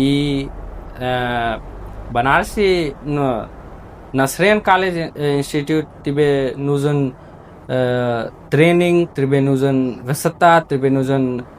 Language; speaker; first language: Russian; non-native, learner; Hindi